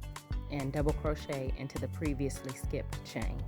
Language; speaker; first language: English; native; English